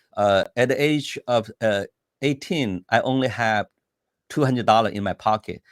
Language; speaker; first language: English; non-native, fluent; Chinese